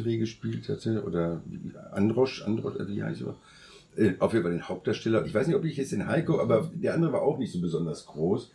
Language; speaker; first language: German; native; German